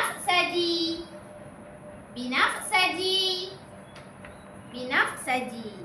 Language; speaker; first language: Arabic; non-native, learner; Malay